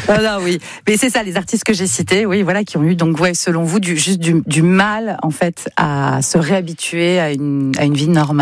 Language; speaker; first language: French; native; French